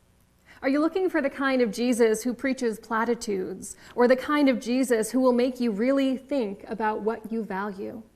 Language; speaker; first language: English; native; English